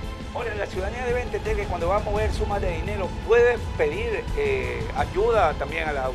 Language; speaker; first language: Spanish; native; Spanish